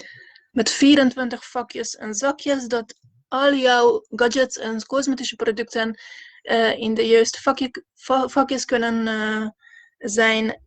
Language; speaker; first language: Dutch; non-native, fluent; Hungarian